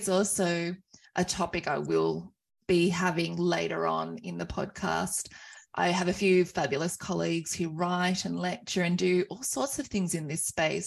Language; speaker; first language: English; native; English